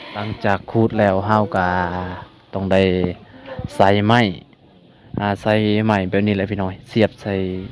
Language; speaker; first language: Lao; non-native, local second language; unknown